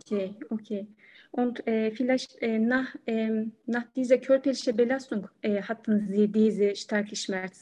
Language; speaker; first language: German; non-native, learner; Turkish